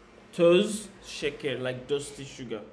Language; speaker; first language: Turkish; non-native, learner; English